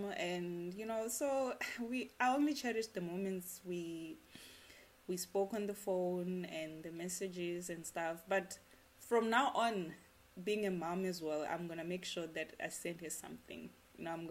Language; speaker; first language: English; non-native, local second language; Venda